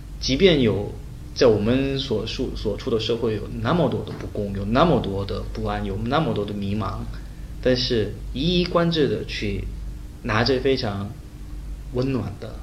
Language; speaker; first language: Chinese; non-native, fluent; Korean